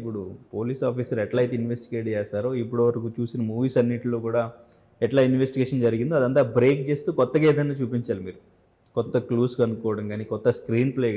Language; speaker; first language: Telugu; native; Telugu